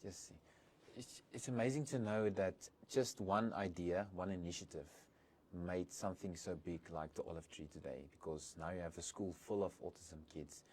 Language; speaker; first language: English; non-native, local second language; Afrikaans